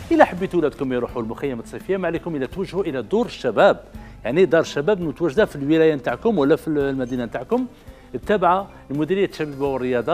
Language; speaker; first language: Arabic; native; Arabic